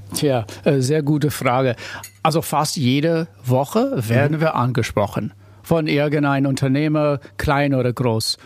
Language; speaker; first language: German; non-native, fluent; English